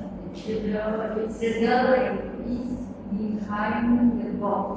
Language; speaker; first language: English; non-native, learner; Indonesian